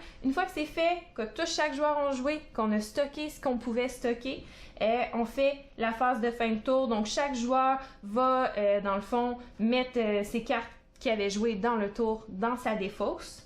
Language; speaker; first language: French; native; French